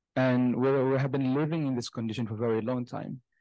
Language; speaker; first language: English; non-native, fluent; Indonesian